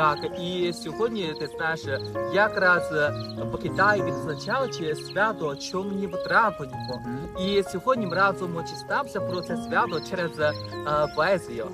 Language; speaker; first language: Ukrainian; non-native, fluent; Chinese